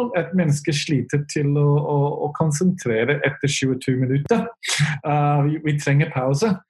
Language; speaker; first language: Norwegian; non-native, fluent; English